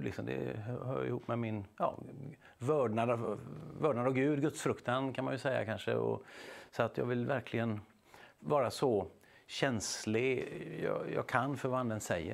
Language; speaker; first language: Swedish; native; Swedish